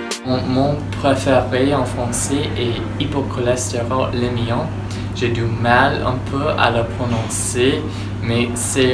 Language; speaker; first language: French; non-native, fluent; English